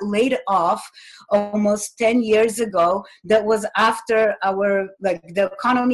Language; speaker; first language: English; non-native, fluent; Polish